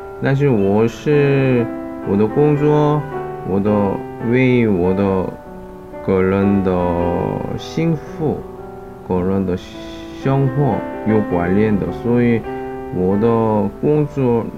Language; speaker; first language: Chinese; non-native, learner; Korean